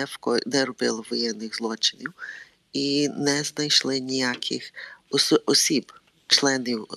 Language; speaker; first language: Ukrainian; early bilingual, heritage; Ukrainian